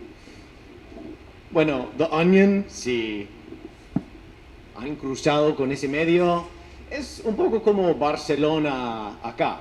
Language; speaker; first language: Spanish; non-native, fluent; English